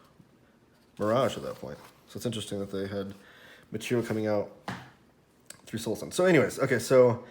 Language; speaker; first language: English; native; English